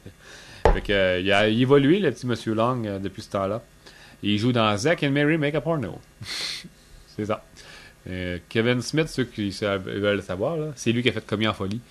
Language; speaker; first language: French; native; French